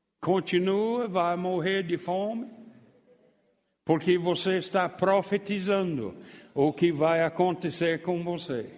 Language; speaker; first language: Portuguese; non-native, fluent; English